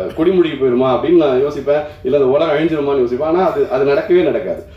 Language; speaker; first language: Tamil; native; Tamil